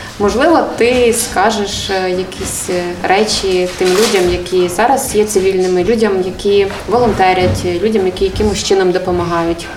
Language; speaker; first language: Ukrainian; native; Ukrainian